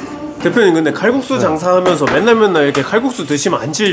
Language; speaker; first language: Korean; native; Korean